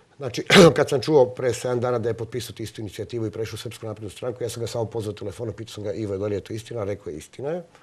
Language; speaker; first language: Serbian; non-native, local second language; Slovak